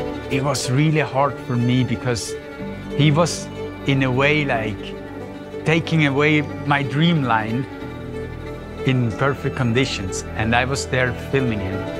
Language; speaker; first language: English; non-native, fluent; Swiss German